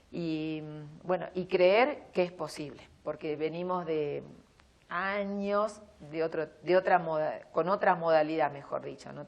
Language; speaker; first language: Spanish; native; Spanish